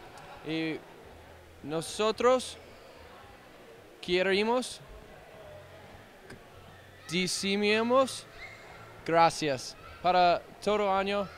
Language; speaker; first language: Spanish; non-native, learner; English